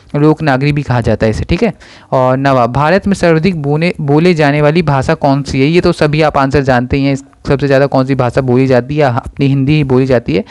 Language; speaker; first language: Hindi; native; Hindi